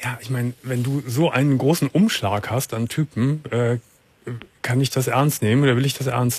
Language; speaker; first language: German; native; German